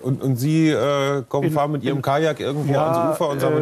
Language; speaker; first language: German; native; German